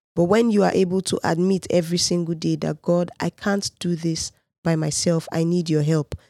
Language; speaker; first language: English; non-native, local second language; Yoruba